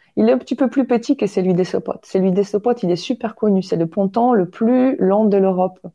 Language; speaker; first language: French; non-native, fluent; Polish